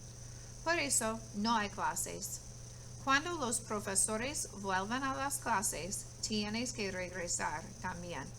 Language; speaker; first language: Spanish; non-native, fluent; English